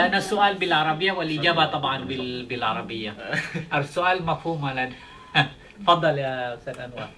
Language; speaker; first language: Arabic; non-native, fluent; Malay